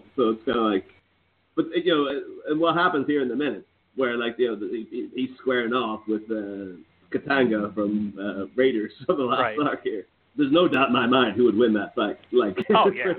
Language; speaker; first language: English; native; English